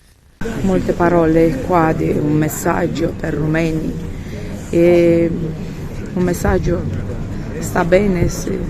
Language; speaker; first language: Italian; non-native, learner; Romanian